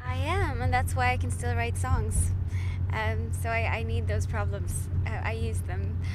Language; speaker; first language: English; non-native, fluent; Norwegian